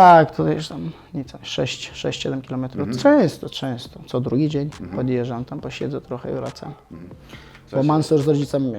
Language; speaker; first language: Polish; non-native, fluent; Chechen